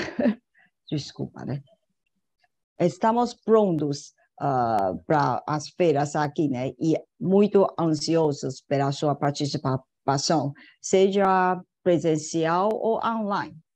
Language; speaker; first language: Portuguese; non-native, fluent; Chinese